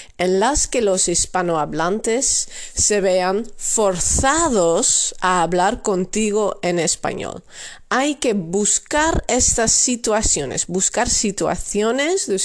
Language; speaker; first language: Spanish; non-native, fluent; Dutch